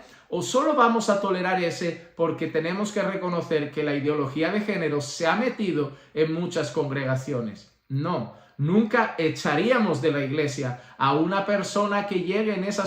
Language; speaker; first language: Spanish; native; Spanish